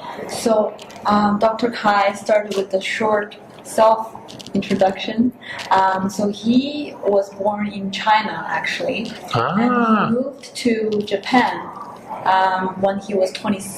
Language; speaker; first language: English; non-native, fluent; Chinese